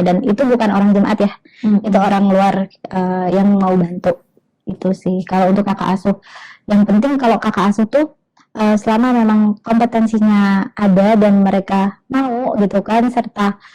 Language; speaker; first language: Indonesian; native; Indonesian